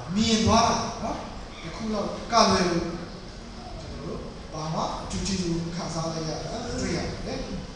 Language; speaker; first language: Burmese; non-native, local second language; Tedim Chin